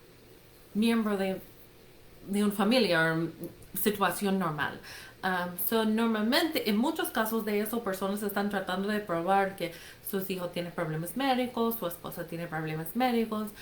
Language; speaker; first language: Spanish; non-native, fluent; English